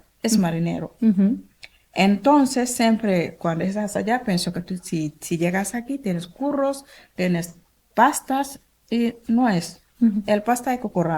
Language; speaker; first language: Spanish; non-native, learner; Wolof